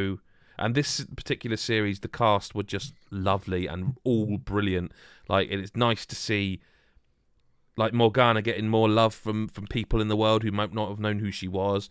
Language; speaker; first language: English; native; English